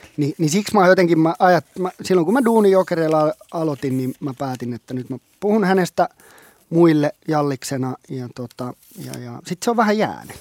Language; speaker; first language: Finnish; non-native, local second language; Swedish